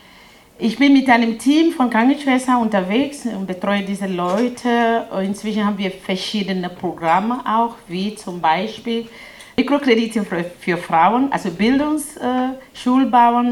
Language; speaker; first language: German; non-native, fluent; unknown